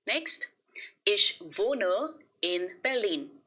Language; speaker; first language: German; non-native, fluent; Hindi